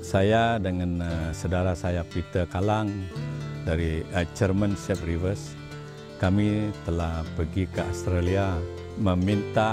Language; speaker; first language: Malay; non-native, local second language; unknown